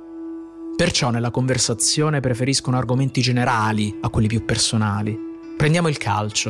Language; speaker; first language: Italian; native; Italian